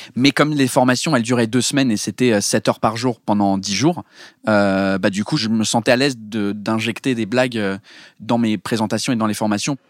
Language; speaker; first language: French; non-native, fluent; English